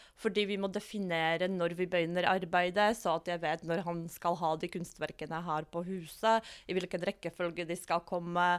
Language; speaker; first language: Norwegian; non-native, fluent; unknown